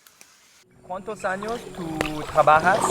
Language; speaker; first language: Spanish; non-native, learner; English